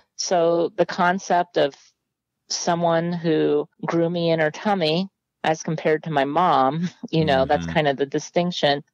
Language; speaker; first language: English; native; English